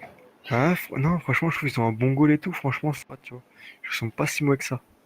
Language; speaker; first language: French; native; French